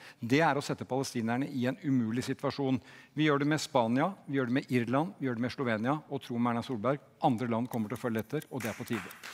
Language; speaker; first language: Norwegian; native; Norwegian